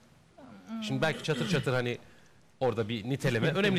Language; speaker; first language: Turkish; native; Turkish